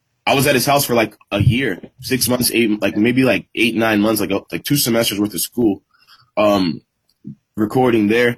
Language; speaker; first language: English; native; English